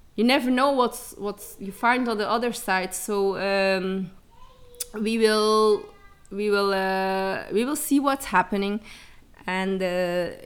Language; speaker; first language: English; early bilingual, heritage; English